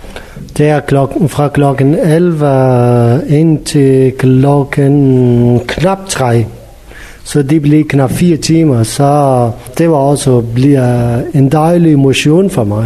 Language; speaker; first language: Danish; non-native, learner; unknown